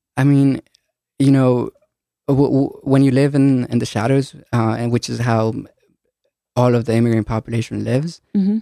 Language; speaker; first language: English; early bilingual, other home language; Spanish